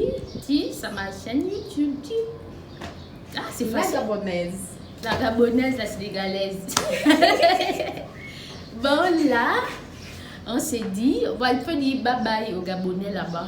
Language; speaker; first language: French; non-native, local second language; Fang